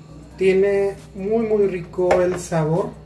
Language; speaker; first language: Spanish; non-native, fluent; Hindi